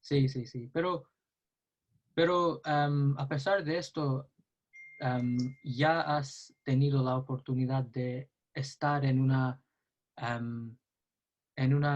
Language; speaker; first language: Spanish; non-native, learner; English